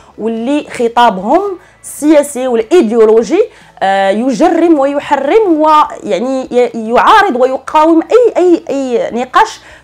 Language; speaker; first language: Arabic; native; Arabic